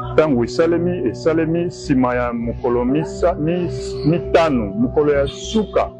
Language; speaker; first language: Lingala; native; Lingala